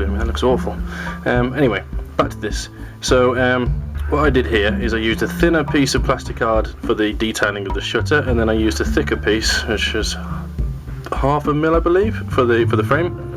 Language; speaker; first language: English; native; English